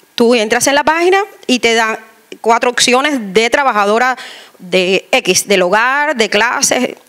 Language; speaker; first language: Spanish; native; Spanish